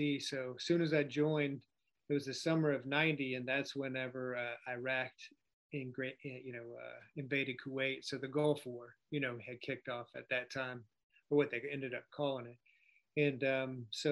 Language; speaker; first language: English; native; English